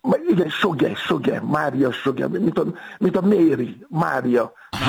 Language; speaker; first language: Hungarian; non-native, fluent; Yoruba